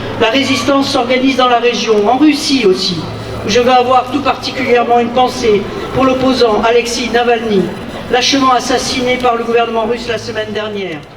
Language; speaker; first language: French; native; French